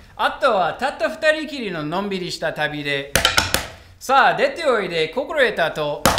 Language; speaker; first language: Japanese; non-native, fluent; English